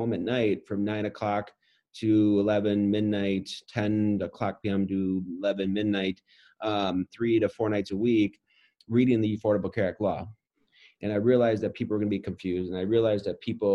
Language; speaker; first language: English; native; English